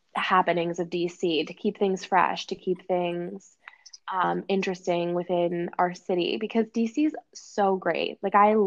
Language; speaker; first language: English; native; English